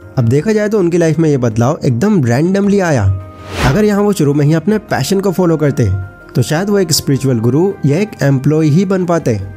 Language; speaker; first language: Hindi; native; Hindi